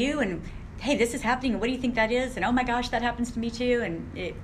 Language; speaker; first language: English; native; English